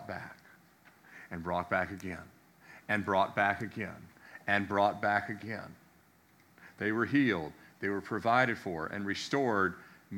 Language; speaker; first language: English; native; English